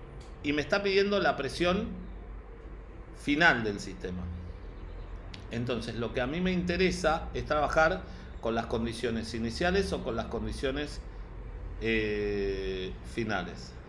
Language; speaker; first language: Spanish; native; Spanish